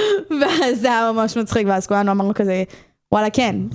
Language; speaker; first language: Hebrew; native; Hebrew